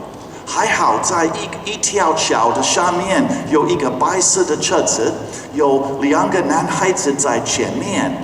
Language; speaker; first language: Chinese; non-native, fluent; English